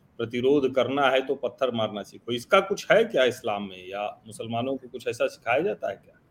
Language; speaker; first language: Hindi; native; Hindi